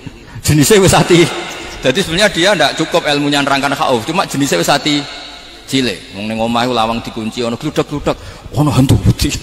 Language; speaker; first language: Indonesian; non-native, local second language; Javanese